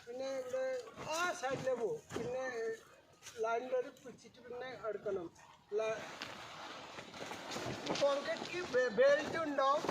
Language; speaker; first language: Malayalam; non-native, learner; Bangla